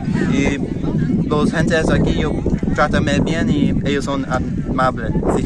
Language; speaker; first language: Spanish; non-native, learner; English